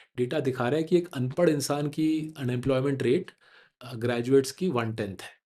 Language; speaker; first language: Hindi; non-native, local second language; Bangla